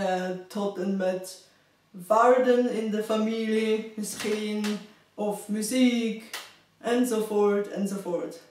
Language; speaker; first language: Dutch; non-native, fluent; Bulgarian